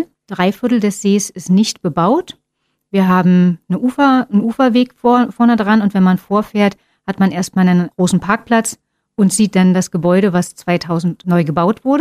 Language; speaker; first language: German; native; German